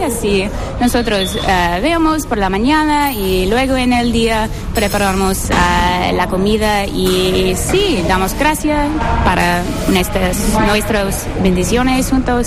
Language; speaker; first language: Spanish; non-native, fluent; English